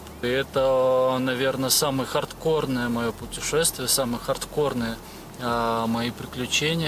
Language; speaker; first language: Russian; native; Russian